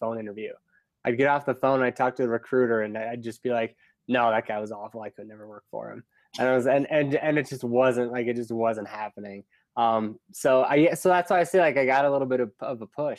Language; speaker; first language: English; native; English